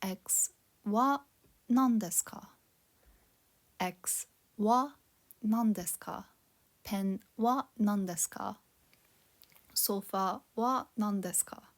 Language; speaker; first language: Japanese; non-native, fluent; English